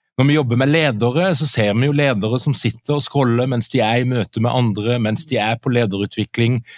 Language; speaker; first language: Norwegian; native; Norwegian